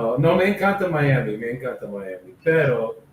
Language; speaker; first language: Spanish; non-native, learner; English